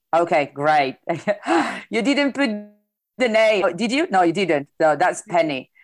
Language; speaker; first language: English; non-native, fluent; Italian